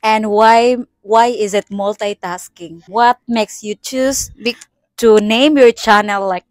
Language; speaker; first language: English; non-native, local second language; Cebuano